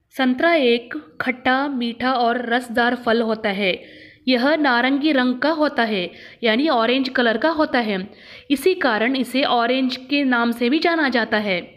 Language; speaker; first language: Hindi; non-native, local second language; Kannada